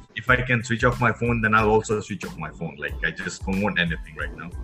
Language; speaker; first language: English; non-native, local second language; Gujarati